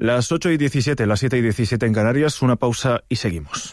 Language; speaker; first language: Spanish; native; Spanish